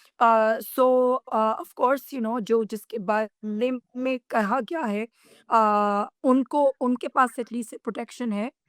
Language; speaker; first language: Urdu; native; Urdu